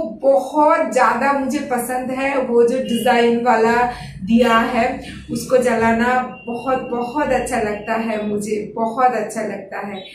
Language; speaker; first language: Hindi; non-native, local second language; Bangla